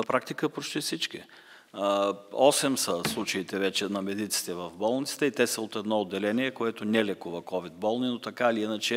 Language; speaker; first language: Bulgarian; native; Bulgarian